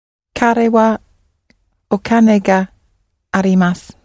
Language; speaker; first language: Japanese; non-native, learner; English